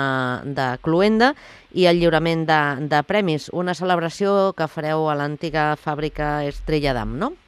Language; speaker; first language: Catalan; native; Catalan